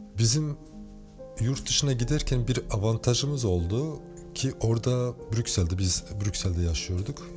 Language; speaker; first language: Turkish; early bilingual, heritage; Turkish